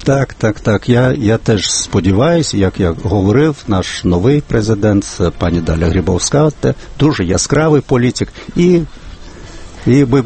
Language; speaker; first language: Ukrainian; non-native, fluent; Lithuanian